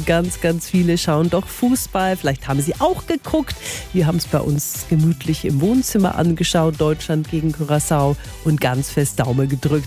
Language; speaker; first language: German; native; German